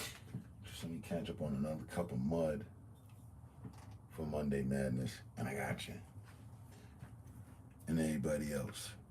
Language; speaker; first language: English; native; English